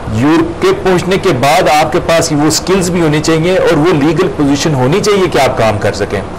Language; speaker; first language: Hindi; non-native, local second language; Punjabi